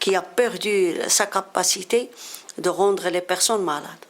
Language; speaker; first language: French; non-native, local second language; Arabic